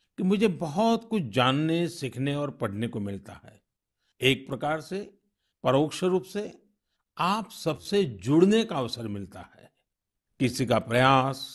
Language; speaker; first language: Hindi; non-native, local second language; Gujarati